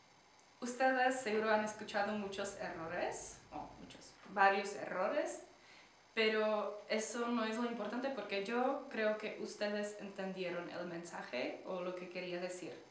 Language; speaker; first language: Spanish; non-native, fluent; Czech